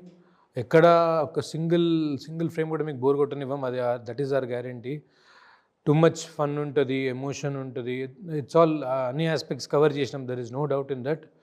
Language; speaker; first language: Telugu; native; Telugu